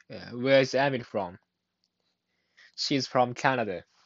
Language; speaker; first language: English; non-native, learner; Japanese